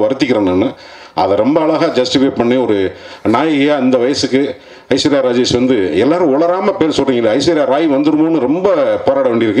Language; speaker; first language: Tamil; native; Tamil